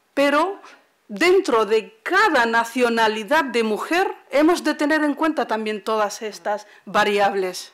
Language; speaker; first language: Spanish; native; Spanish